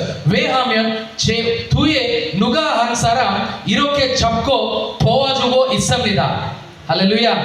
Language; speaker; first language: Korean; non-native, learner; Telugu